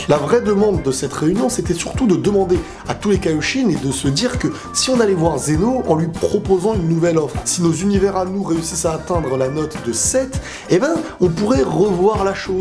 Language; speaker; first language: French; native; French